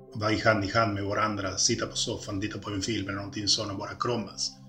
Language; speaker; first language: Swedish; early bilingual, other home language; Spanish